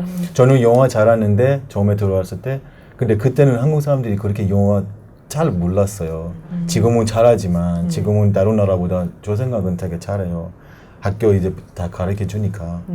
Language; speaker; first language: Korean; non-native, learner; Persian